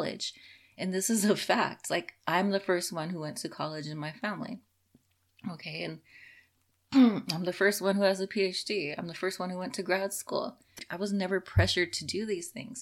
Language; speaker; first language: English; native; English